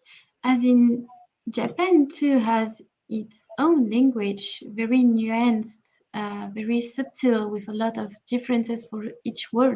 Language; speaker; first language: English; non-native, learner; French